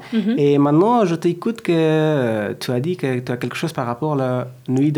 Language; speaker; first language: French; non-native, learner; Persian